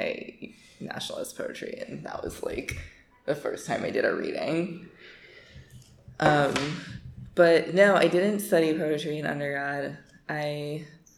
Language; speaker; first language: English; native; English